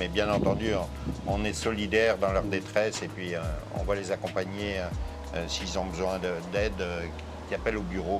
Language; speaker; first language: French; native; French